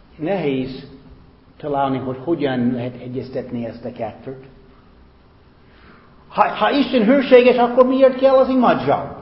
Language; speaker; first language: Hungarian; non-native, fluent; English